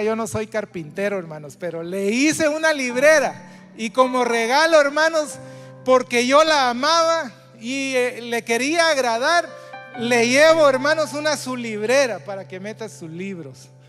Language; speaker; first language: Spanish; native; Spanish